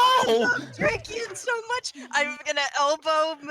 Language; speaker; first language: English; native; English